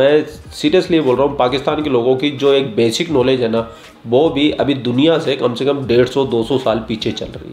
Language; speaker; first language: Hindi; native; Hindi